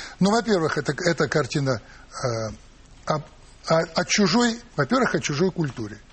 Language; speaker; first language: Russian; native; Russian